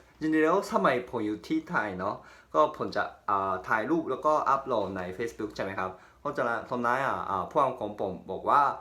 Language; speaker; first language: Thai; non-native, fluent; Japanese